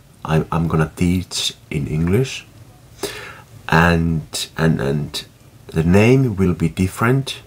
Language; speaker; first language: English; non-native, fluent; Finnish